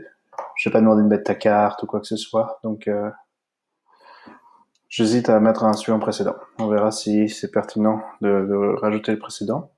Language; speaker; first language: French; native; French